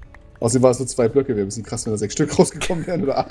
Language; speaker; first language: German; native; German